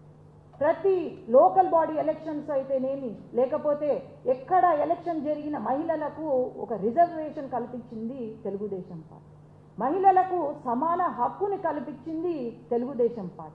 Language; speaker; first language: Telugu; native; Telugu